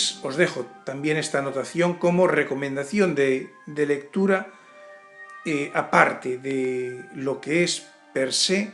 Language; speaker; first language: Spanish; native; Spanish